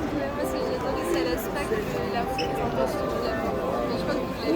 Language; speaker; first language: French; native; French